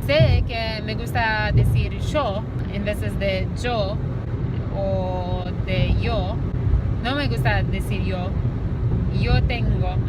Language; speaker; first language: Spanish; non-native, learner; Romanian